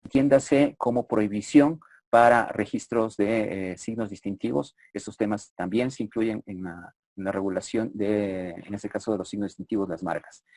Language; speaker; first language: Spanish; native; Spanish